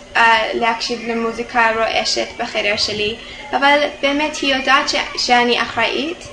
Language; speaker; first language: Hebrew; non-native, fluent; English